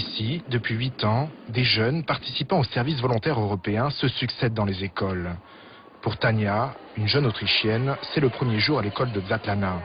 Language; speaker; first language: French; native; French